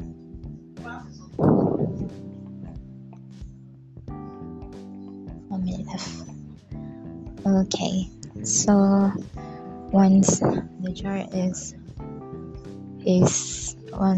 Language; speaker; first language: English; non-native, local second language; Malay